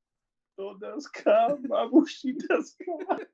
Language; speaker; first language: Japanese; non-native, learner; English